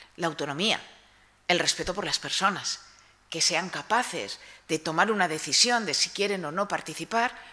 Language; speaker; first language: Spanish; native; Spanish